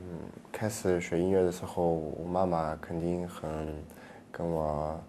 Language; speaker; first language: Chinese; early bilingual, heritage; French